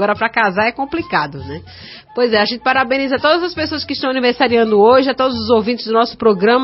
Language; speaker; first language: Portuguese; native; Portuguese